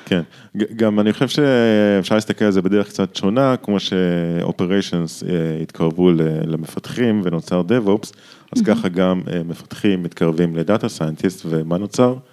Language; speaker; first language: Hebrew; native; Hebrew